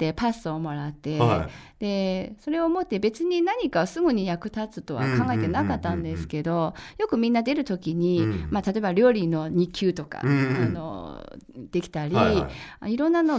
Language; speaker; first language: Japanese; non-native, fluent; Chinese